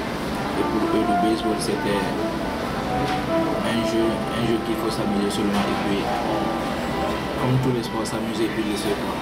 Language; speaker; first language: French; non-native, learner; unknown